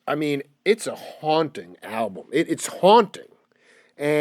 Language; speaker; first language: English; native; English